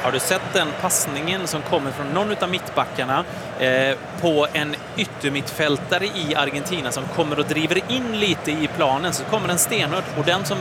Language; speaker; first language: Swedish; native; Swedish